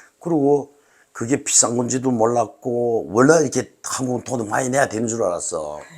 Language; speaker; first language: Korean; native; Korean